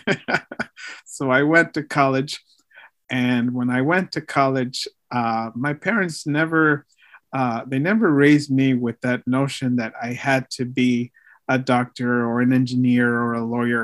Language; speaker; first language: English; early bilingual, other home language; Spanish